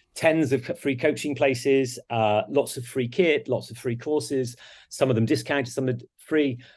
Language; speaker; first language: English; native; English